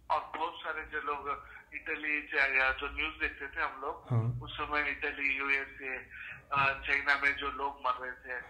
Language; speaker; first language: Hindi; non-native, local second language; Urdu